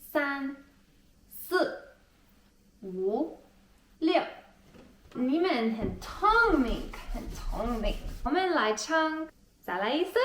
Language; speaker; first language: Chinese; non-native, learner; English